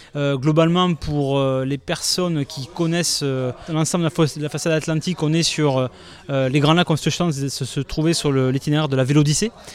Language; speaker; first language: French; native; French